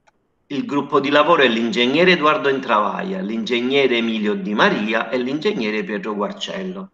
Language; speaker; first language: Italian; native; Italian